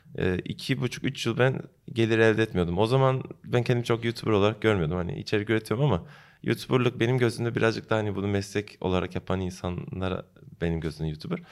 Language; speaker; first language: Turkish; early bilingual, heritage; Turkish